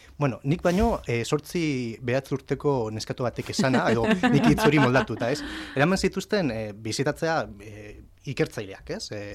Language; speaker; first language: Basque; native; Basque